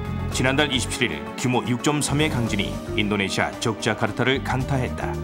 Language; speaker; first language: Korean; native; Korean